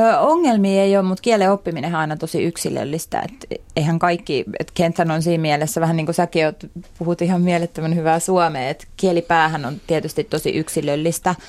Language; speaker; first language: Finnish; native; Finnish